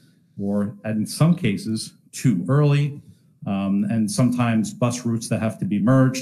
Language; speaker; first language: English; native; English